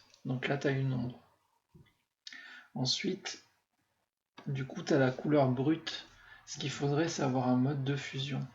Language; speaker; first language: French; native; French